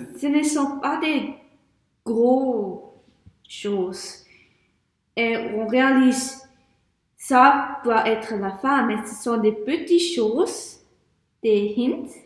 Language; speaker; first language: French; non-native, learner; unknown